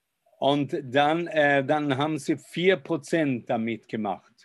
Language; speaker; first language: German; non-native, fluent; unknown